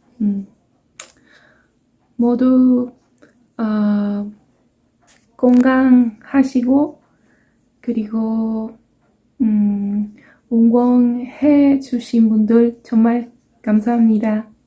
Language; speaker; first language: Korean; non-native, fluent; Spanish